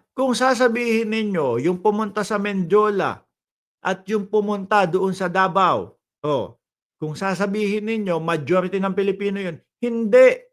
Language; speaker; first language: Filipino; native; Filipino